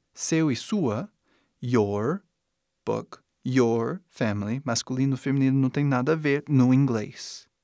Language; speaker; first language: Portuguese; non-native, fluent; English